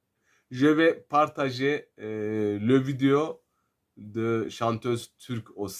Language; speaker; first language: French; non-native, fluent; Turkish